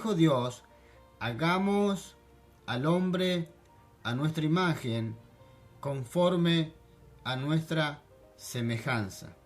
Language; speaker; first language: Spanish; non-native, fluent; French